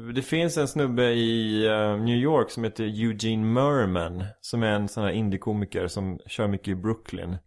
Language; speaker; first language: Swedish; native; Swedish